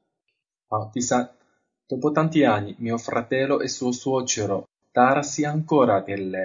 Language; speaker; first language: Italian; non-native, fluent; Chinese